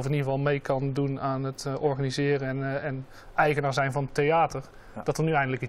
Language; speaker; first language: Dutch; native; Dutch